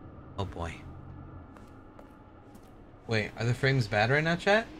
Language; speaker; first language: English; native; English